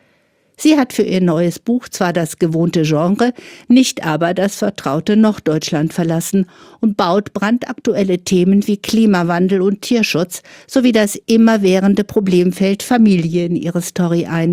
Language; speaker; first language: German; native; German